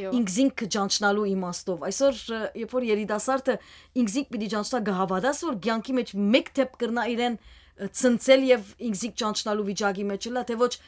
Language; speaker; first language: Armenian; early bilingual, heritage; Armenian